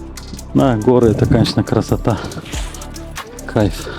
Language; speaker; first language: Russian; native; Russian